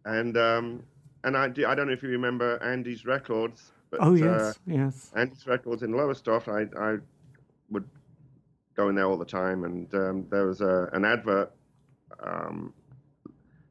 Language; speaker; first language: English; native; English